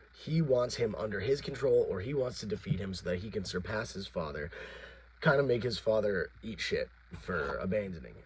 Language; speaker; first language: English; native; English